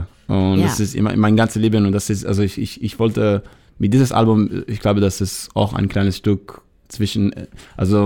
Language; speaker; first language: German; non-native, learner; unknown